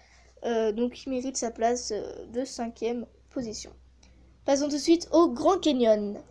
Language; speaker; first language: French; native; French